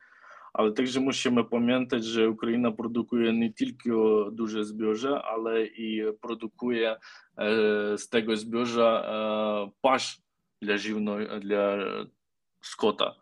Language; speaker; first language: Polish; non-native, learner; Ukrainian